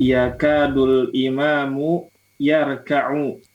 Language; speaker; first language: Arabic; non-native, learner; Indonesian